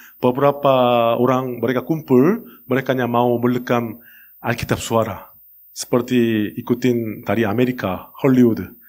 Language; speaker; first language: Indonesian; non-native, learner; Korean